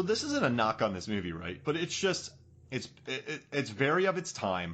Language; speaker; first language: English; native; English